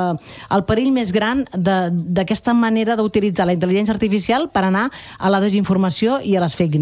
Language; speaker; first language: Catalan; native; Catalan